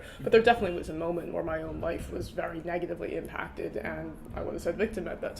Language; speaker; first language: English; native; English